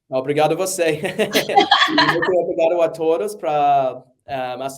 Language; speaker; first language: Portuguese; non-native, learner; English